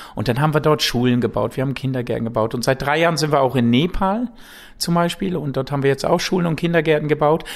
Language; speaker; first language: German; native; German